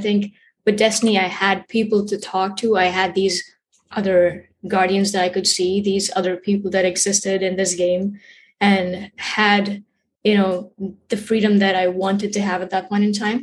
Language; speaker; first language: English; non-native, local second language; Hindi